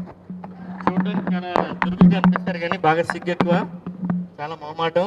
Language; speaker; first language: Telugu; native; Telugu